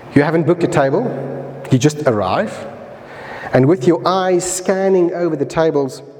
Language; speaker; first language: English; non-native, local second language; Afrikaans